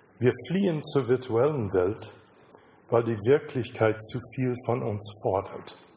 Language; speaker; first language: German; non-native, fluent; English